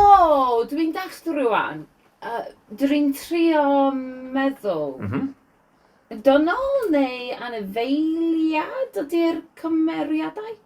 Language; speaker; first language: Welsh; non-native, learner; English